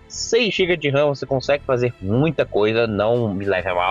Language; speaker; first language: Portuguese; native; Portuguese